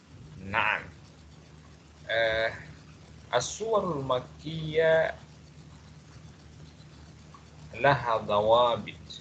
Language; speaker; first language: Arabic; non-native, fluent; Malay